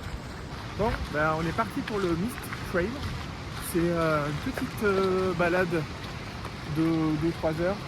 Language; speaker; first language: French; native; French